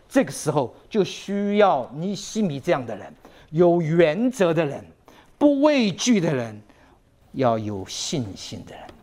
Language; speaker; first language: Chinese; native; Chinese